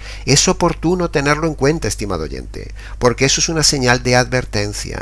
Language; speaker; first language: Spanish; native; Spanish